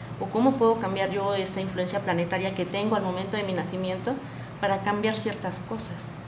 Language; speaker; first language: Spanish; native; Spanish